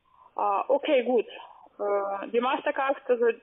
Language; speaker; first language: German; non-native, learner; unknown